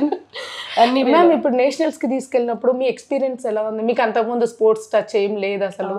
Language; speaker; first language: Telugu; native; Telugu